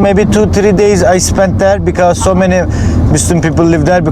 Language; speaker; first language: English; non-native, learner; Turkish